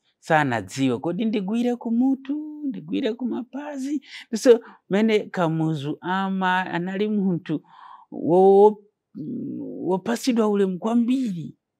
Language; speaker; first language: Nyanja; non-native, fluent; Nyankole